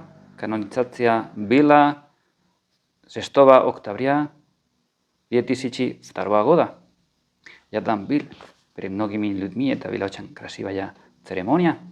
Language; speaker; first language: Russian; non-native, fluent; Spanish